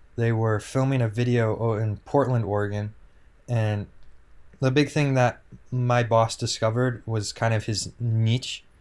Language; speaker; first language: English; native; English